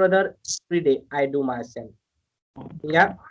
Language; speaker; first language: English; non-native, learner; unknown